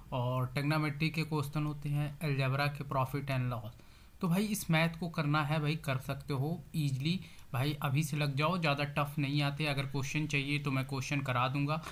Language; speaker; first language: Hindi; native; Hindi